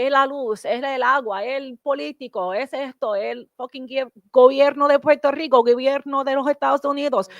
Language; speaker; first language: Spanish; non-native, learner; English